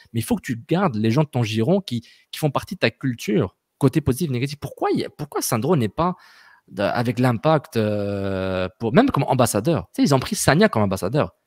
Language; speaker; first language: French; native; French